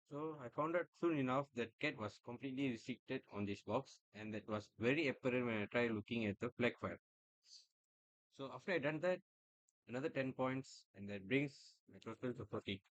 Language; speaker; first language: English; non-native, local second language; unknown